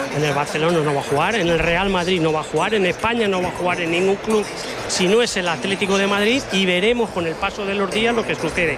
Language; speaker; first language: Spanish; native; Spanish